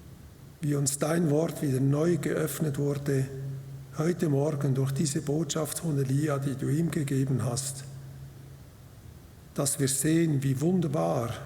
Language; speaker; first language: German; native; German